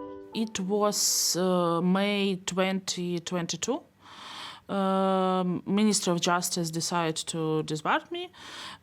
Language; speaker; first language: English; non-native, learner; Belarusian